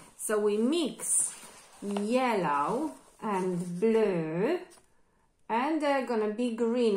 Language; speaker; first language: English; non-native, fluent; Polish